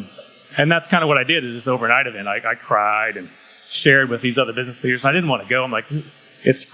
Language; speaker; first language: English; native; English